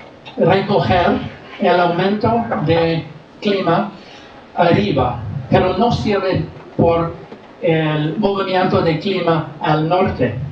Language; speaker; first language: Spanish; non-native, learner; English